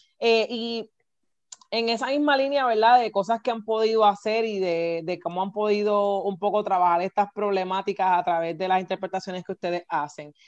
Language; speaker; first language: Spanish; native; Spanish